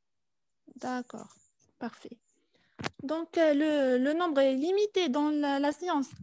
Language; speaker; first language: French; non-native, fluent; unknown